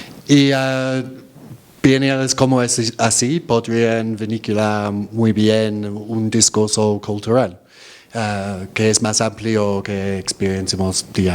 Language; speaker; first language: Spanish; non-native, fluent; English